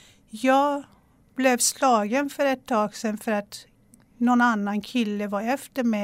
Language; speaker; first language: Swedish; non-native, fluent; Persian